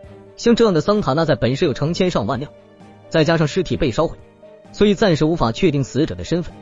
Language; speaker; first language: Chinese; native; Chinese